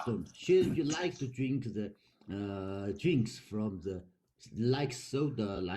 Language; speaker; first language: English; non-native, learner; Chinese